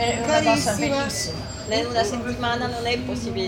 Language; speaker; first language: Italian; non-native, learner; French